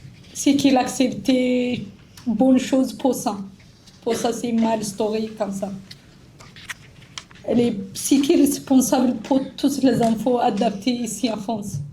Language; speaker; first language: French; non-native, learner; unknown